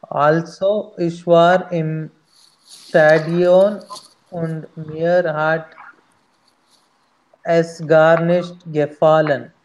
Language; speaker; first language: German; non-native, learner; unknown